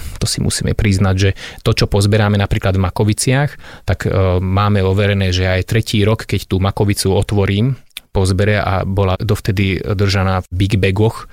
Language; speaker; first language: Slovak; non-native, local second language; Hungarian